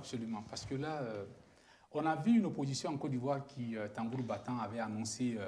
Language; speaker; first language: French; native; French